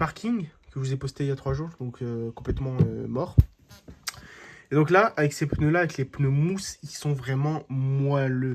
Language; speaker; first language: French; native; French